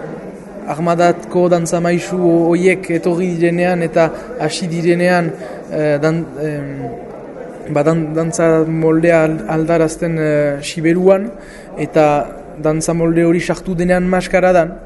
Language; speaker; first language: Basque; native; Basque